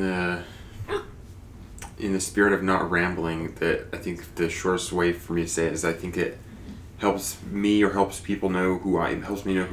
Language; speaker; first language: English; native; English